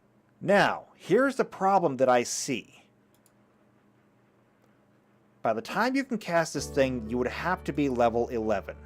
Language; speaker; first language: English; native; English